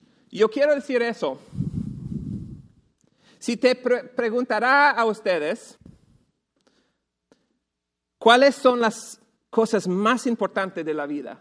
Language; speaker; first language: Spanish; non-native, fluent; English